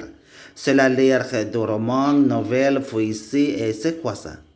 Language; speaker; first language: French; non-native, learner; Indonesian